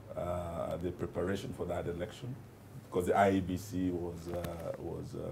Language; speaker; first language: English; non-native, local second language; Luyia